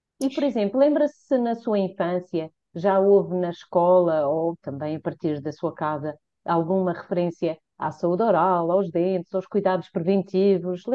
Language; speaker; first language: Portuguese; native; Portuguese